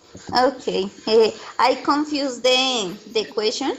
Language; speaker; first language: English; non-native, learner; Spanish